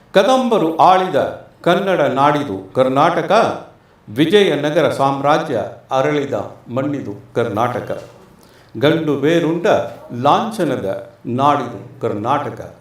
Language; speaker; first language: Kannada; non-native, local second language; Tamil